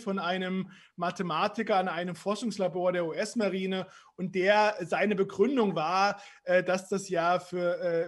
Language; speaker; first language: German; native; German